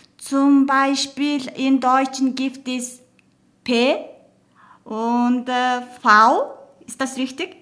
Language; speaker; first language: German; non-native, learner; Mongolian